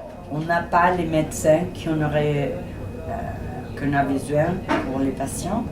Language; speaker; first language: French; non-native, fluent; Spanish